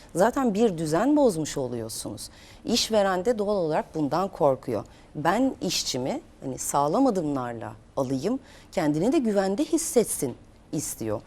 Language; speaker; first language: Turkish; native; Turkish